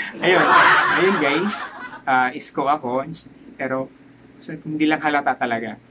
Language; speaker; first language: Filipino; non-native, local second language; Cebuano